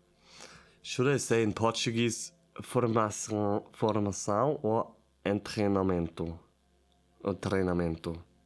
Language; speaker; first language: Portuguese; non-native, learner; Italian